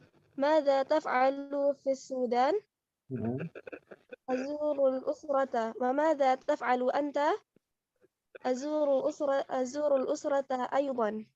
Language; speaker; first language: Arabic; non-native, learner; Indonesian